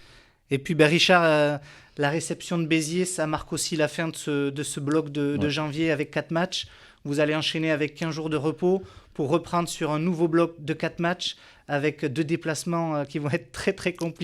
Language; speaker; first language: French; native; French